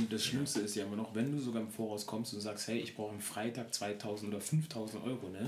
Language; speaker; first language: German; native; German